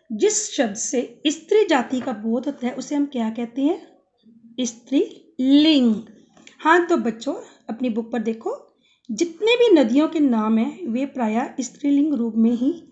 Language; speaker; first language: Hindi; native; Hindi